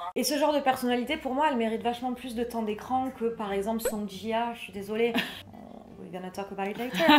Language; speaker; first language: French; native; French